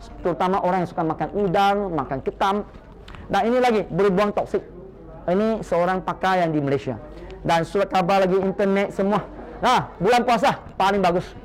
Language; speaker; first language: Malay; non-native, local second language; Chinese